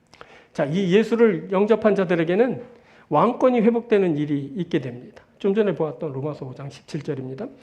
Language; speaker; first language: Korean; native; Korean